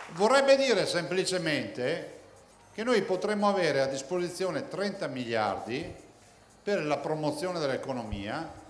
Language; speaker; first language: Italian; non-native, local second language; Venetian